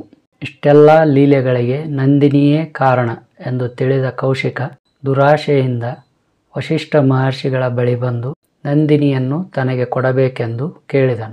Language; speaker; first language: Kannada; native; Kannada